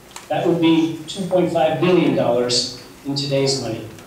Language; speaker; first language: English; native; English